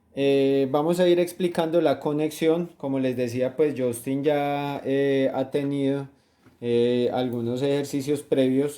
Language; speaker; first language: Spanish; native; Spanish